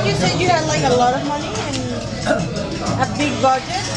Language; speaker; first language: English; non-native, fluent; Spanish